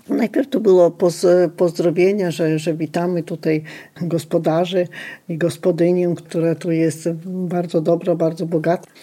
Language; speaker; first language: Polish; non-native, local second language; Lithuanian